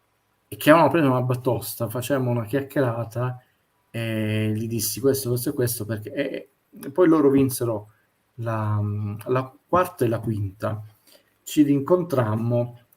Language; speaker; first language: Italian; native; Italian